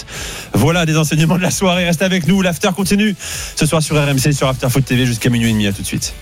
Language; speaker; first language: French; native; French